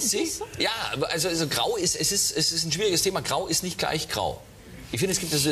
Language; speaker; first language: German; native; German